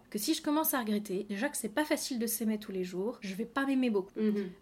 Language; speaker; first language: French; native; French